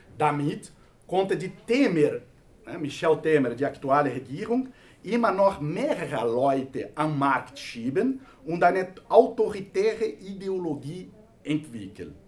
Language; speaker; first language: German; non-native, fluent; Portuguese